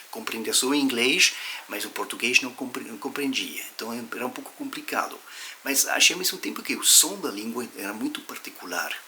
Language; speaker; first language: Portuguese; non-native, fluent; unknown